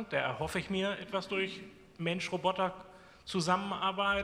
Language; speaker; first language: German; native; German